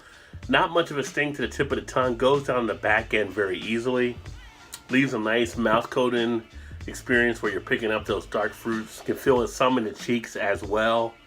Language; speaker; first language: English; native; English